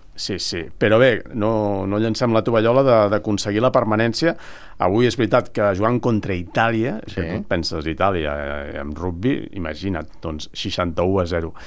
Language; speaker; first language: Catalan; native; Catalan